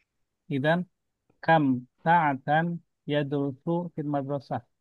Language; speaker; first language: Arabic; non-native, fluent; Indonesian